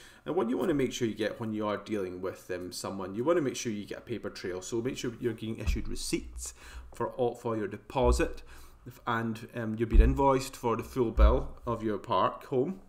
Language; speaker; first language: English; native; English